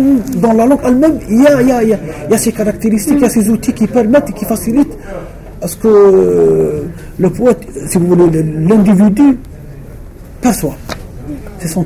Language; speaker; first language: French; non-native, local second language; Arabic